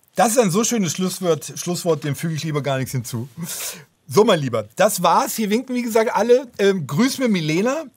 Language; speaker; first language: German; native; German